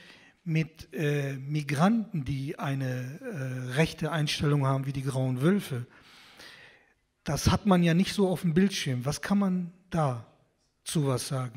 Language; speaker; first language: German; non-native, fluent; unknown